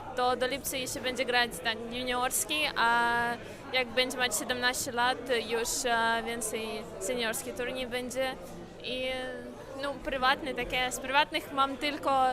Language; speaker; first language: Polish; non-native, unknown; Ukrainian